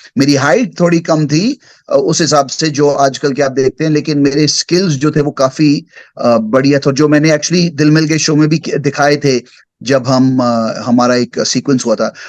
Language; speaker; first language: Hindi; early bilingual, heritage; Hindi